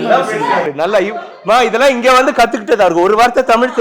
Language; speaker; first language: Tamil; native; Tamil